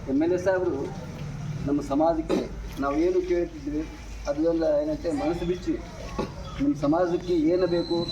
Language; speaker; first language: Kannada; non-native, local second language; Urdu